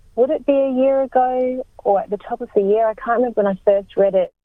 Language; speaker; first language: English; native; English